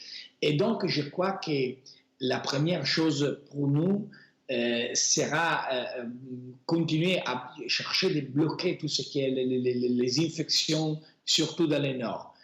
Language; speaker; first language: French; non-native, fluent; Italian